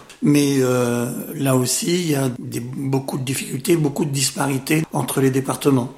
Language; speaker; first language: French; native; French